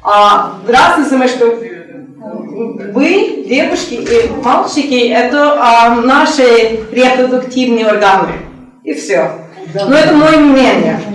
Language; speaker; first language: Russian; non-native, learner; Norwegian